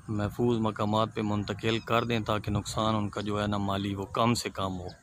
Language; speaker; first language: Urdu; non-native, local second language; Punjabi